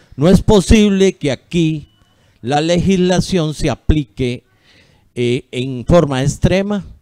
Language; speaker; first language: Spanish; native; Spanish